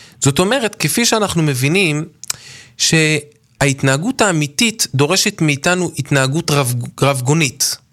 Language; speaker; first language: Hebrew; native; Hebrew